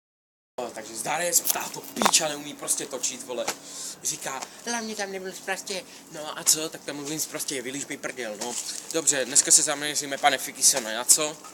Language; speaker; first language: Czech; native; Czech